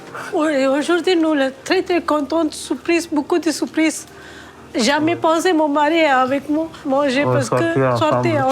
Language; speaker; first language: French; non-native, learner; Tamil